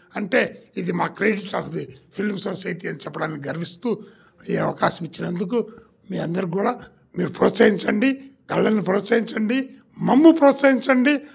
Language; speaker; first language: Telugu; native; Telugu